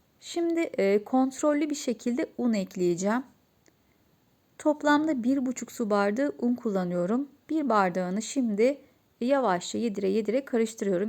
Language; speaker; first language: Turkish; native; Turkish